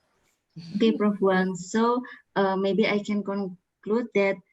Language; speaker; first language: English; non-native, learner; Indonesian